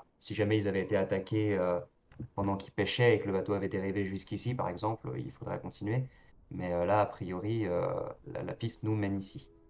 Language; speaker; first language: French; native; French